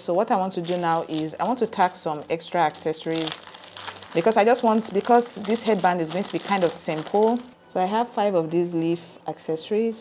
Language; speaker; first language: English; native; English